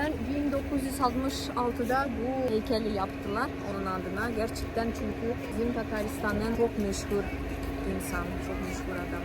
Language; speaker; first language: Turkish; non-native, fluent; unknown